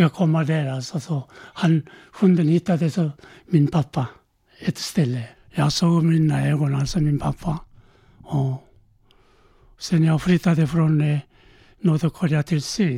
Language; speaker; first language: Swedish; non-native, learner; Korean